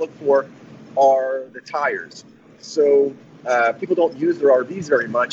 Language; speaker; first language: English; native; English